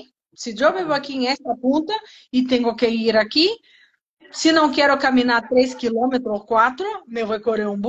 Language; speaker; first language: Spanish; non-native, learner; Portuguese